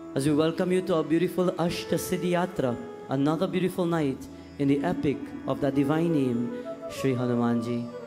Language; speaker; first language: English; native; English